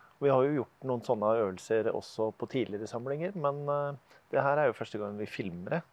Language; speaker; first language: Norwegian; native; Norwegian